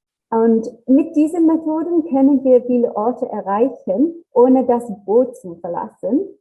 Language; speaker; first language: German; non-native, learner; English